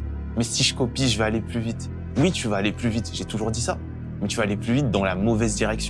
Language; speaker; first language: French; native; French